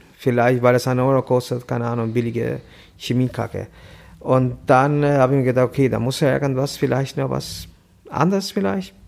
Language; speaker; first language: German; non-native, fluent; Albanian